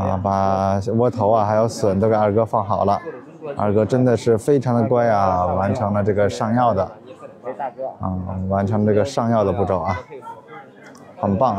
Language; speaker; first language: Chinese; native; Chinese